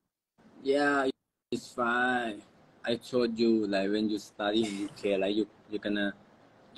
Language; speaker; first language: English; non-native, learner; Thai